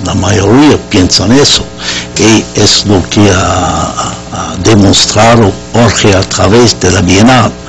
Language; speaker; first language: Spanish; non-native, fluent; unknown